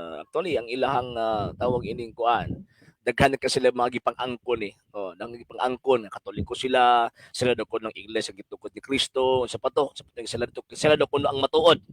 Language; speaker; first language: Cebuano; native; Cebuano